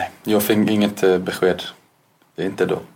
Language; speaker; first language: Swedish; non-native, fluent; Icelandic